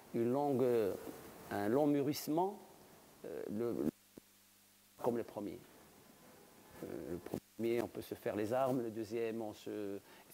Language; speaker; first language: French; non-native, local second language; Arabic